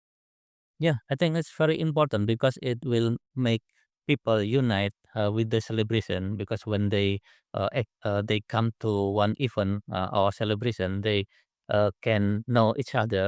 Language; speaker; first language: English; non-native, learner; Indonesian